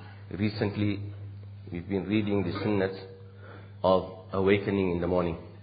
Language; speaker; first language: English; native; English